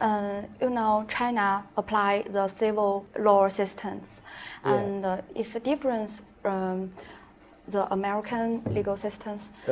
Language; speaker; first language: English; non-native, learner; Chinese